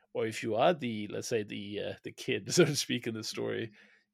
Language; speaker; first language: English; non-native, fluent; Danish